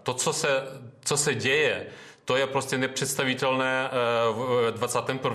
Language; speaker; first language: Czech; non-native, fluent; Ukrainian